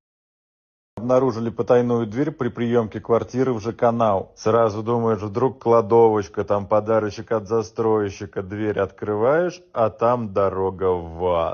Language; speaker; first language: Russian; native; Russian